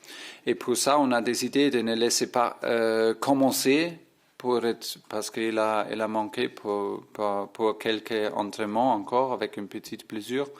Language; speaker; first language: French; non-native, fluent; German